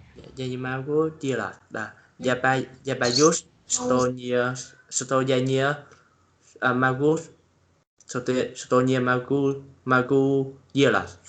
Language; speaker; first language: Russian; non-native, learner; Vietnamese